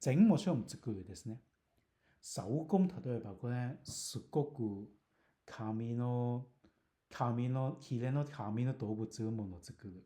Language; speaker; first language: Japanese; non-native, fluent; Cantonese